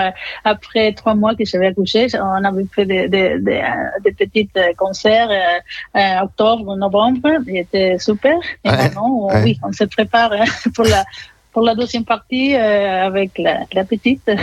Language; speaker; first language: French; non-native, fluent; Spanish